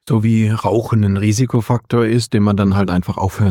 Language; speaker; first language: German; native; German